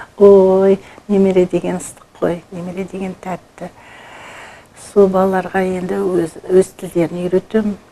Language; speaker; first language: Kazakh; native; Kazakh